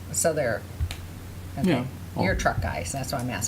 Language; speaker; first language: English; native; English